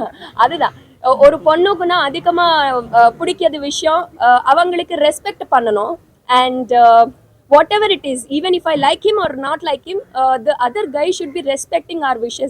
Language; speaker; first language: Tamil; non-native, fluent; Telugu